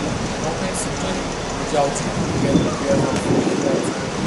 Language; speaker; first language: Chinese; non-native, fluent; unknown